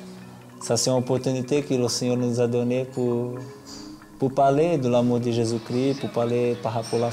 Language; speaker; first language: French; non-native, learner; Portuguese